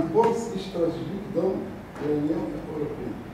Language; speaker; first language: French; non-native, learner; Arabic